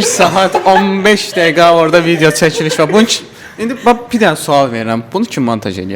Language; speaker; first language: Azerbaijani; native; Azerbaijani